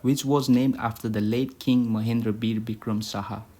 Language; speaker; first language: English; non-native, local second language; Nepali